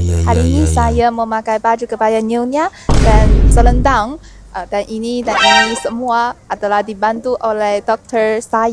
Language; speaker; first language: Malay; non-native, fluent; Chinese